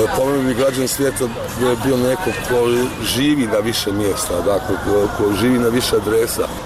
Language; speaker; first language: Croatian; native; Croatian